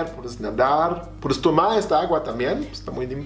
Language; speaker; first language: Spanish; non-native, fluent; German